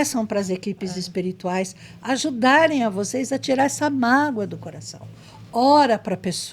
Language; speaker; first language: Portuguese; native; Portuguese